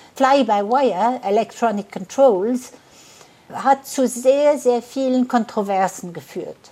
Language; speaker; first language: German; early bilingual, heritage; German